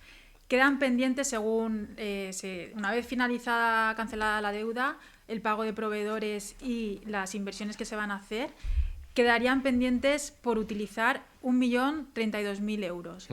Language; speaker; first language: Spanish; native; Spanish